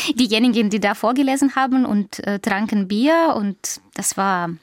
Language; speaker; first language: German; non-native, fluent; Russian